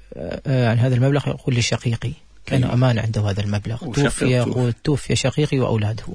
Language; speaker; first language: Arabic; native; Arabic